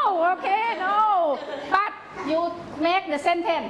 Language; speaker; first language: English; non-native, learner; Thai